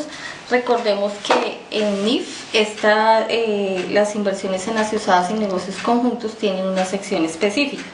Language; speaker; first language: Spanish; native; Spanish